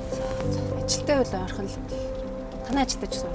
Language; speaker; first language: Mongolian; native; Mongolian